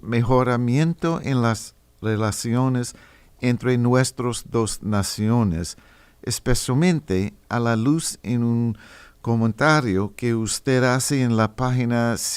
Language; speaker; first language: Spanish; non-native, fluent; English